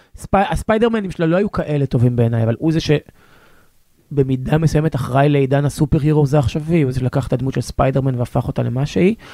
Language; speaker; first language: Hebrew; native; Hebrew